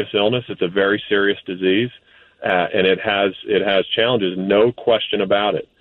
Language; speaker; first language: English; native; English